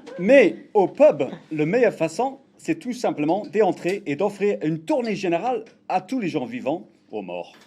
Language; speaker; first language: French; non-native, fluent; English